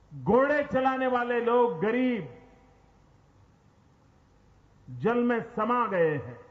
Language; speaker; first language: Hindi; non-native, local second language; Gujarati